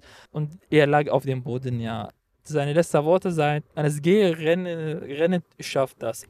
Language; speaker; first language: German; non-native, learner; Arabic